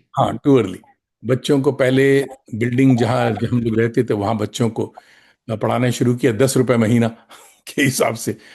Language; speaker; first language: Hindi; non-native, local second language; Urdu